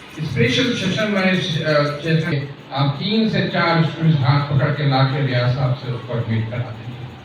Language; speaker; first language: Urdu; native; Urdu